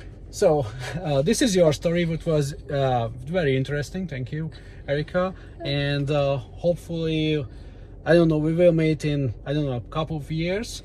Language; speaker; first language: English; non-native, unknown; Hungarian